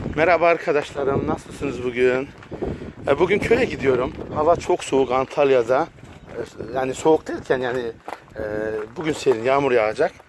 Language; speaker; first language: Turkish; early bilingual, heritage; Turkish